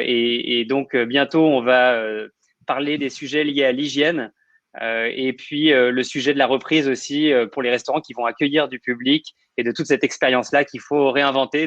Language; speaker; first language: French; native; French